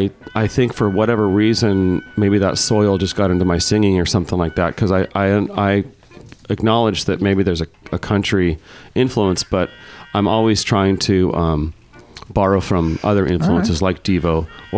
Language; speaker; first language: English; native; English